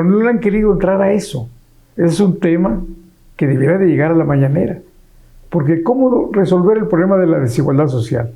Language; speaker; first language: Spanish; native; Spanish